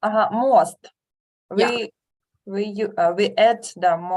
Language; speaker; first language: English; non-native, learner; Russian